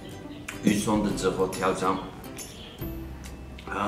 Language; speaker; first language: Chinese; non-native, fluent; Turkish